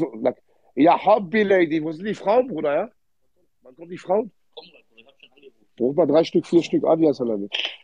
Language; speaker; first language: German; early bilingual, other home language; Arabic